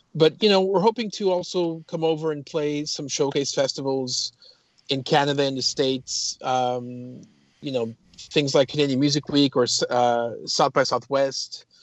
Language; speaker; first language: English; early bilingual, other home language; Portuguese